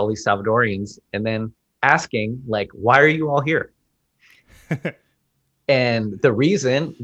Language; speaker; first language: English; early bilingual, other home language; Spanish